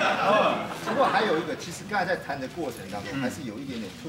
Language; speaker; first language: Chinese; native; Chinese